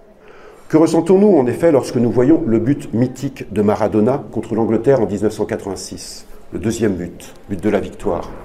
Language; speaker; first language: French; native; French